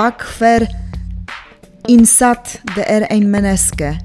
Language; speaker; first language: Norwegian; non-native, local second language; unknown